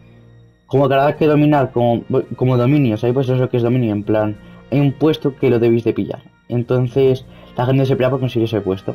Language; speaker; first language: Spanish; native; Spanish